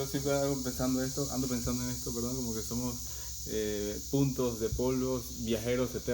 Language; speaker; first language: Spanish; native; Spanish